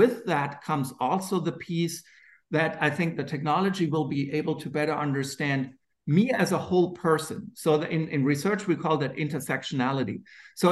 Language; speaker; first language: English; non-native, fluent; German